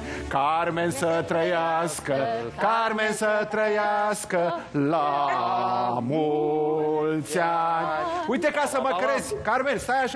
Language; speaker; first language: Romanian; native; Romanian